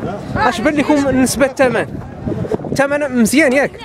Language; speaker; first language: Arabic; native; Arabic